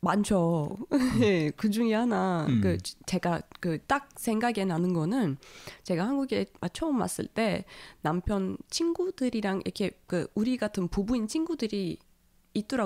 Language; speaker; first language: Korean; non-native, fluent; Turkish